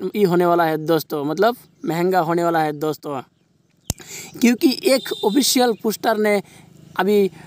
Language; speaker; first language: Hindi; native; Hindi